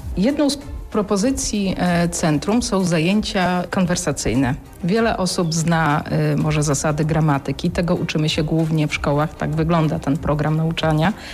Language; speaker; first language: Polish; native; Polish